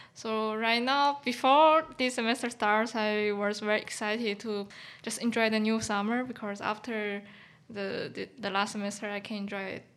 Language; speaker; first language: English; non-native, fluent; Chinese